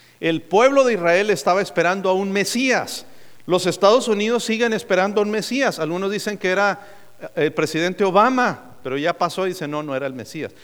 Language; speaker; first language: Spanish; native; Spanish